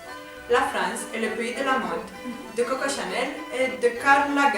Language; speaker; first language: French; non-native, learner; Romanian